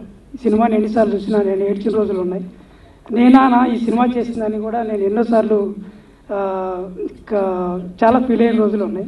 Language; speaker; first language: Telugu; native; Telugu